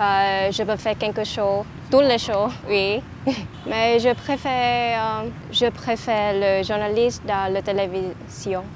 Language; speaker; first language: French; non-native, learner; Vietnamese